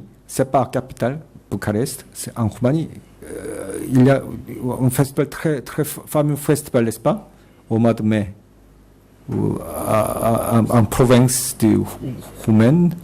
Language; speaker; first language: French; non-native, fluent; Korean